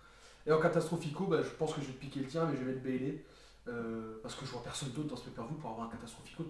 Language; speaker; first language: French; native; French